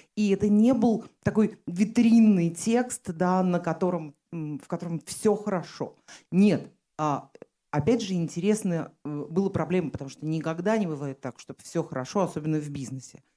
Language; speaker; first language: Russian; native; Russian